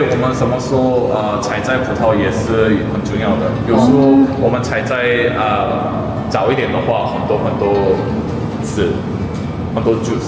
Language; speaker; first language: Chinese; non-native, fluent; Korean